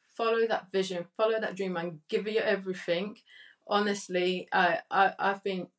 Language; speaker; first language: English; early bilingual, other home language; Spanish